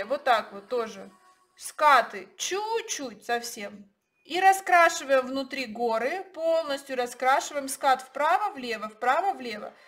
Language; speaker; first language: Russian; native; Russian